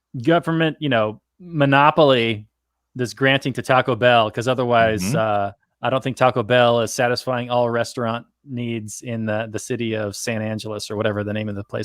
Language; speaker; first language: English; native; English